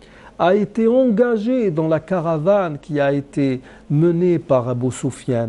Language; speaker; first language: French; non-native, local second language; Arabic